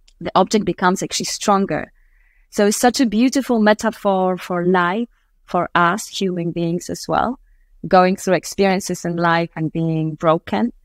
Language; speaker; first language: English; non-native, fluent; Polish